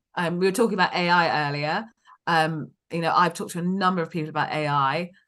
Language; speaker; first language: English; native; English